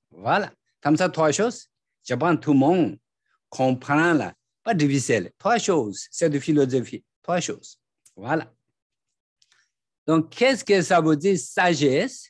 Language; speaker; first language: French; non-native, learner; Tibetan